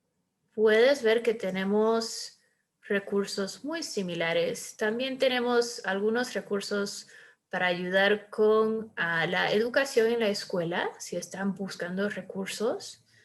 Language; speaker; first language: Spanish; early bilingual, heritage; Spanish